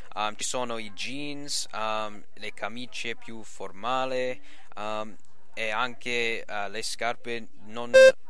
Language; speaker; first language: Italian; non-native, learner; English